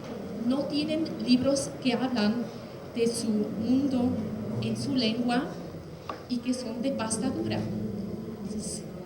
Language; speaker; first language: Spanish; non-native, fluent; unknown